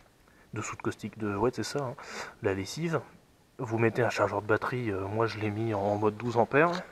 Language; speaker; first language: French; native; French